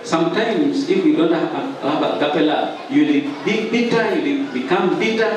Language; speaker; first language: English; non-native, local second language; Swahili